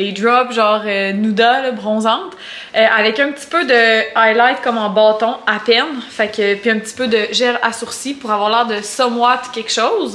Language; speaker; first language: French; native; French